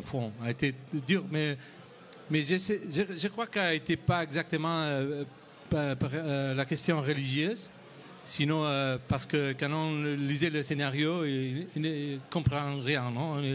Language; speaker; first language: French; non-native, learner; Spanish